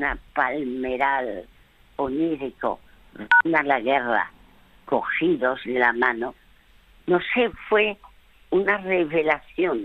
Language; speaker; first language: Spanish; early bilingual, other home language; French